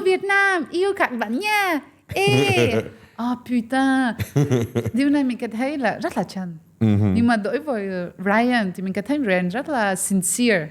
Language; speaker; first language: Vietnamese; non-native, fluent; French